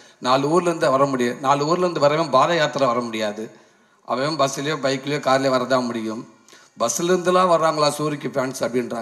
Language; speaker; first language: Tamil; native; Tamil